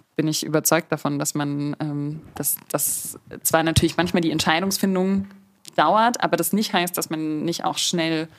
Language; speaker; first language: German; native; German